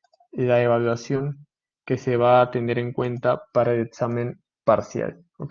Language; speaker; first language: Spanish; native; Spanish